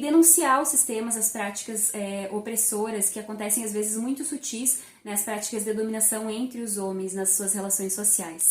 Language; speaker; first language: Portuguese; native; Portuguese